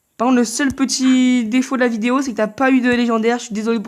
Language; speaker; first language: French; native; French